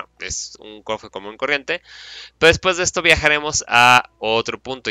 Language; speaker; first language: Spanish; native; Spanish